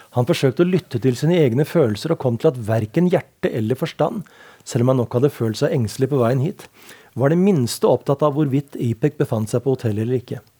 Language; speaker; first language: Norwegian; native; Norwegian